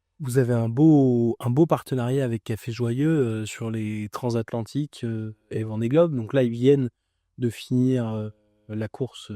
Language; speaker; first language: French; native; French